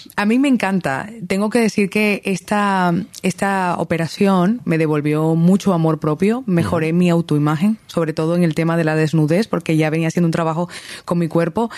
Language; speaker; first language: Spanish; native; Spanish